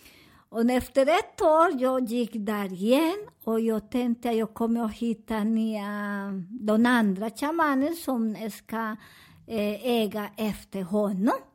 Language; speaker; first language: Swedish; non-native, learner; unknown